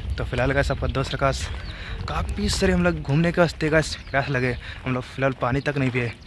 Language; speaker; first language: Hindi; non-native, local second language; Kannada